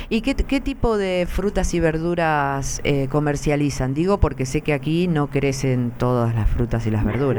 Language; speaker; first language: Spanish; native; Spanish